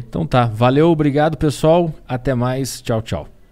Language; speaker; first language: Portuguese; native; Portuguese